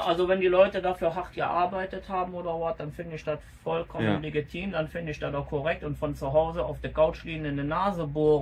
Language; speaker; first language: German; native; German